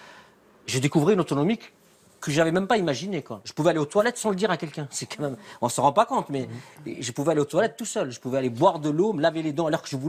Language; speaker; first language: French; native; French